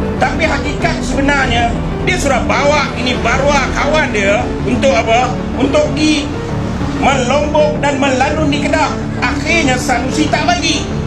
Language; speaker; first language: Malay; native; Malay